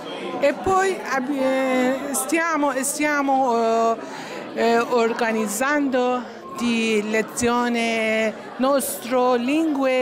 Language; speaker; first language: Italian; non-native, learner; Persian